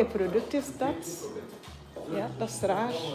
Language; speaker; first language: Dutch; non-native, fluent; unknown